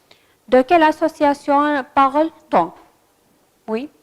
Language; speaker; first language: French; non-native, fluent; Arabic